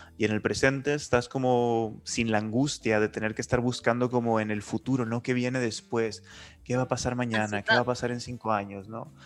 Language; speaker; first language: Spanish; native; Spanish